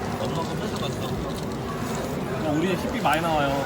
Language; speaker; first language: Korean; native; Korean